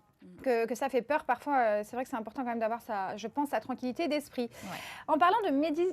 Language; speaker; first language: French; native; French